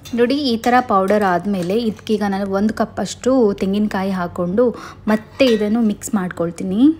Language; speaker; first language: Kannada; non-native, local second language; Tulu